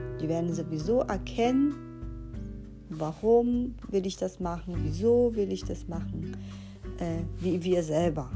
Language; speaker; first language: German; non-native, fluent; Portuguese